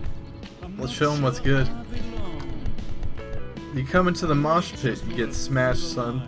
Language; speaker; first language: English; native; English